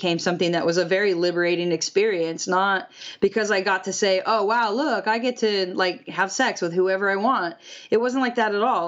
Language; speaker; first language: English; native; English